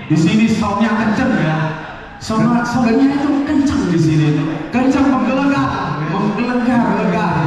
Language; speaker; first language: Indonesian; native; Indonesian